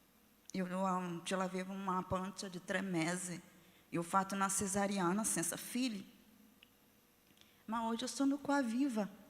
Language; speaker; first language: Italian; non-native, learner; Portuguese